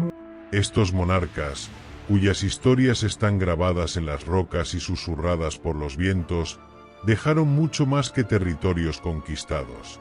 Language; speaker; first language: Spanish; native; Spanish